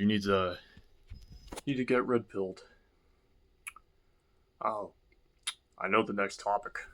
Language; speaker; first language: English; native; English